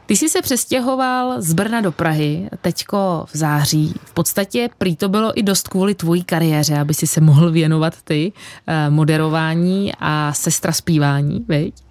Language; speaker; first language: Czech; native; Czech